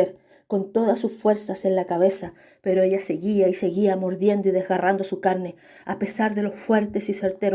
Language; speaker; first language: Spanish; native; Spanish